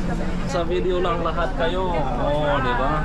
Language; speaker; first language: Filipino; non-native, fluent; Indonesian